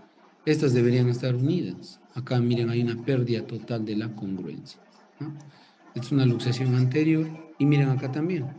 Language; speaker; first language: Spanish; native; Spanish